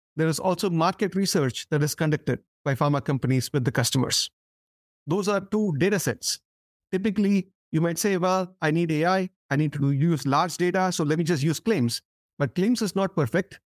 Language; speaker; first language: English; non-native, local second language; Tamil